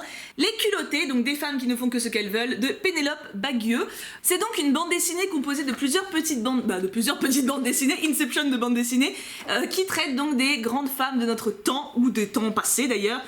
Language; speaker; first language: French; native; French